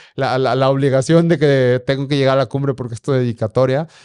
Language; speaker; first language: Spanish; native; Spanish